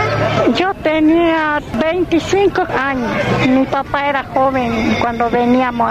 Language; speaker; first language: Spanish; non-native, local second language; Guarani